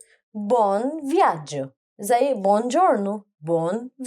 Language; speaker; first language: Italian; non-native, learner; Arabic